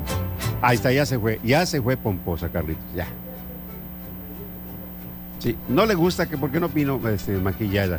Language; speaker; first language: Spanish; native; Spanish